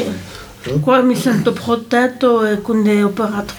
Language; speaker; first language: Italian; non-native, local second language; French